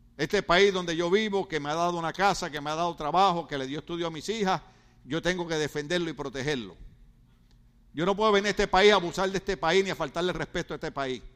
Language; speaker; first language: Spanish; native; Spanish